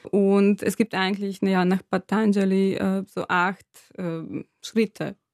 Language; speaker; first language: German; non-native, fluent; Serbian